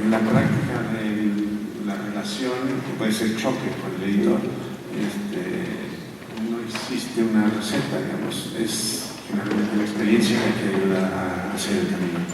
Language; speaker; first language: Spanish; non-native, learner; Italian